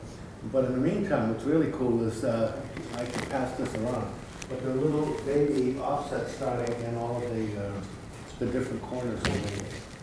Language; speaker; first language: English; native; English